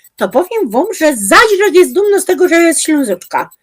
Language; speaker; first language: Polish; native; Polish